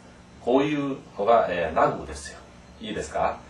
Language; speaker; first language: Japanese; non-native, fluent; Korean